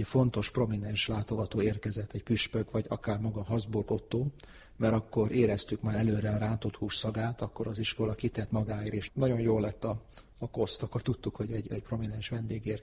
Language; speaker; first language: Hungarian; early bilingual, heritage; Hungarian